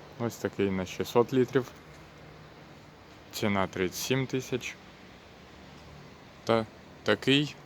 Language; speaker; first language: Ukrainian; native; Ukrainian